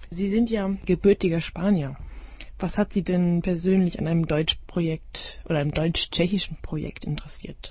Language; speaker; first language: German; native; German